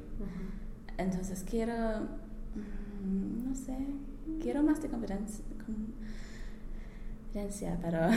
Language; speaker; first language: Spanish; non-native, learner; English